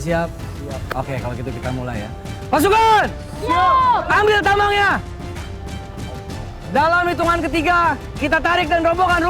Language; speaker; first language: Indonesian; native; Indonesian